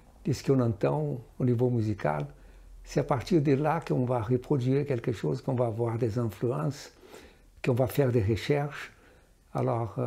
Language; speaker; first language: French; non-native, fluent; Portuguese